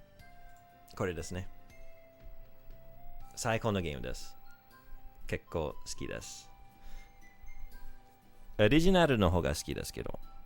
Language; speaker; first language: Japanese; non-native, learner; English